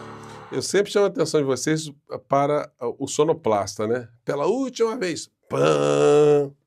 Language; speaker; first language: Portuguese; native; Portuguese